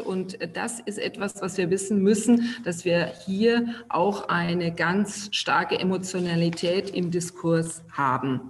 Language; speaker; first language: German; native; German